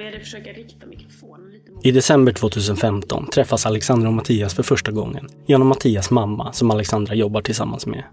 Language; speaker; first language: Swedish; native; Swedish